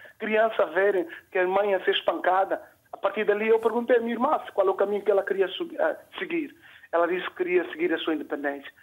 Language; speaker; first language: Portuguese; native; Portuguese